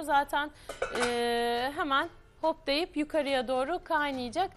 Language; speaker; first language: Turkish; native; Turkish